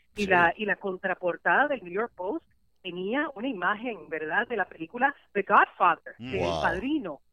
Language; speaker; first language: Spanish; native; Spanish